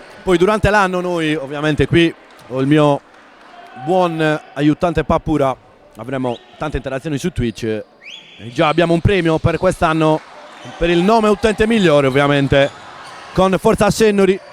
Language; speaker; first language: Italian; native; Italian